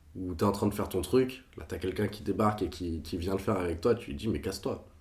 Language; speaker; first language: French; non-native, fluent; Portuguese